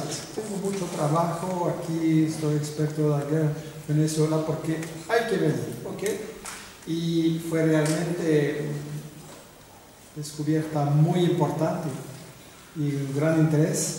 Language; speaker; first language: Spanish; non-native, fluent; French